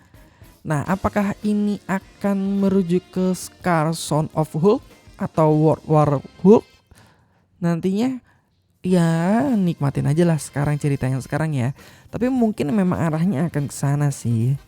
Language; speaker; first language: Indonesian; native; Indonesian